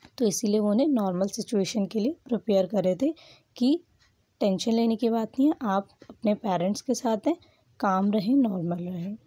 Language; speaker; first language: Hindi; native; Hindi